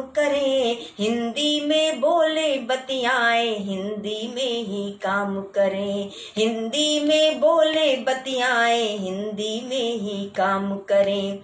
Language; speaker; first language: Hindi; native; Hindi